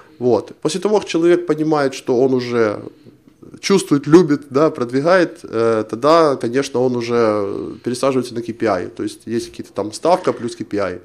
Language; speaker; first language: Russian; non-native, local second language; Ukrainian